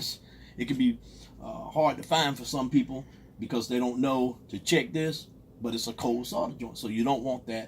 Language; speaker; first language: English; native; English